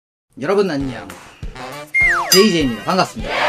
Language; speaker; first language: Korean; native; Korean